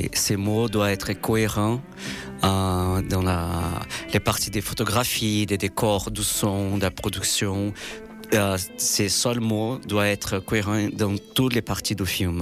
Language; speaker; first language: French; non-native, fluent; Portuguese